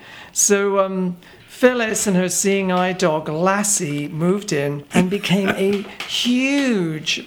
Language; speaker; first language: English; native; English